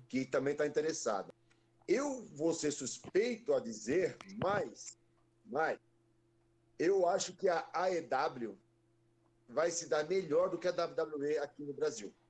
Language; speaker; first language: Portuguese; native; Portuguese